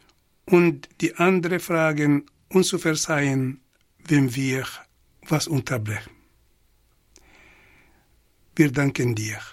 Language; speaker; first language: German; non-native, fluent; Arabic